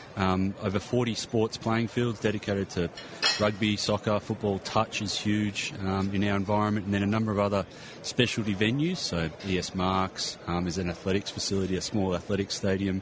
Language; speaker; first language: English; native; English